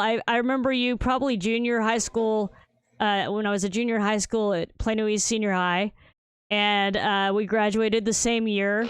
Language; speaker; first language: English; native; English